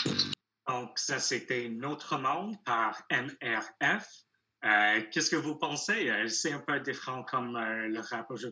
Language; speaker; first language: French; non-native, learner; English